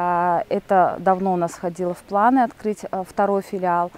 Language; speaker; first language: Russian; non-native, local second language; Tajik